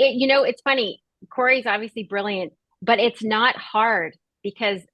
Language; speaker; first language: English; native; English